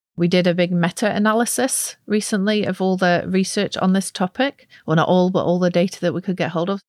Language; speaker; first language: English; native; English